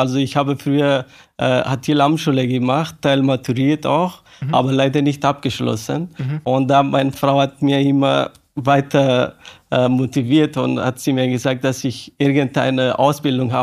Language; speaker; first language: German; non-native, learner; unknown